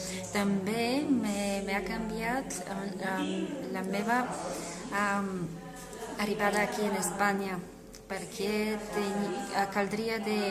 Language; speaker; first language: Catalan; non-native, local second language; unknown